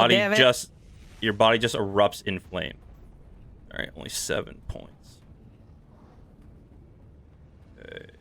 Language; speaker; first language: English; native; English